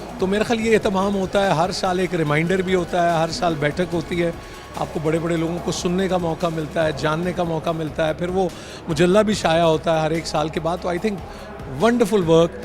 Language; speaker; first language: Urdu; native; Urdu